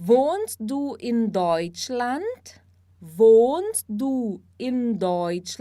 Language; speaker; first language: German; non-native, fluent; Portuguese